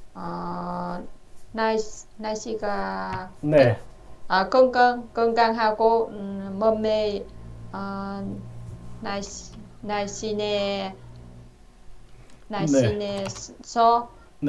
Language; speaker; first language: Korean; non-native, learner; Vietnamese